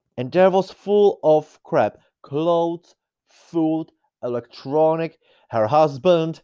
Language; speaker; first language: English; non-native, fluent; Czech